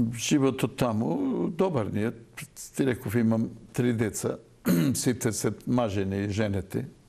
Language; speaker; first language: Macedonian; non-native, local second language; Turkish